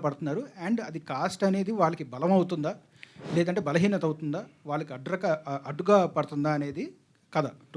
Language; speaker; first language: Telugu; native; Telugu